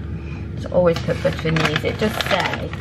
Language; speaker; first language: English; native; English